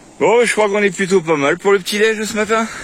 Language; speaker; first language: French; native; French